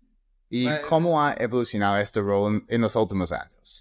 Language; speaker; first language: Spanish; non-native, fluent; English